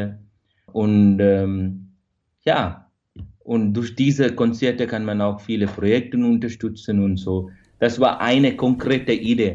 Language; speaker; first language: German; non-native, fluent; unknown